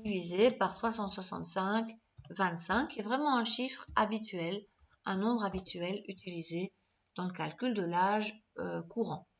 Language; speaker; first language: French; native; French